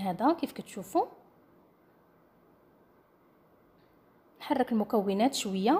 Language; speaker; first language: Arabic; native; Arabic